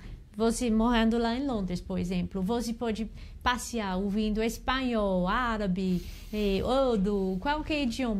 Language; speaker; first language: Portuguese; non-native, learner; English